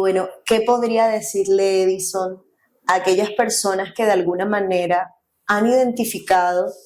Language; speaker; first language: Spanish; native; Spanish